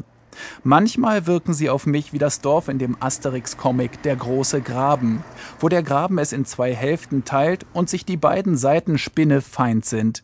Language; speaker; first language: German; native; German